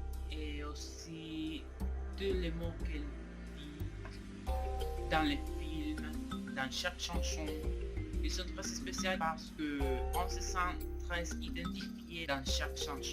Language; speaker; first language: French; non-native, learner; Spanish